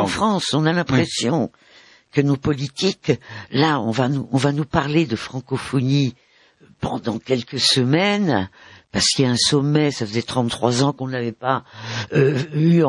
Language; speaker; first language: French; native; French